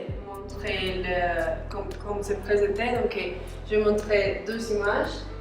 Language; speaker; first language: French; non-native, learner; Spanish